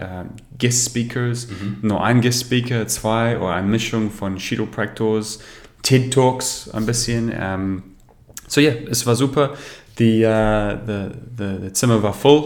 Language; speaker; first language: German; non-native, learner; English